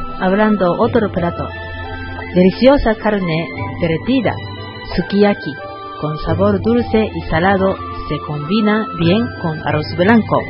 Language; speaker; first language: Spanish; non-native, learner; Japanese